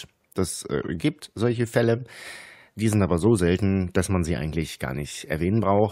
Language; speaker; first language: German; native; German